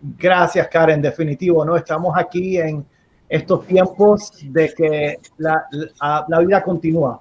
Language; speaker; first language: Spanish; native; Spanish